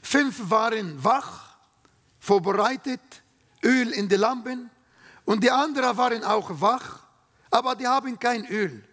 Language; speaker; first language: German; non-native, learner; Arabic